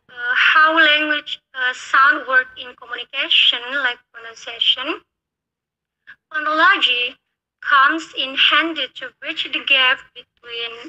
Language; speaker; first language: English; non-native, learner; Indonesian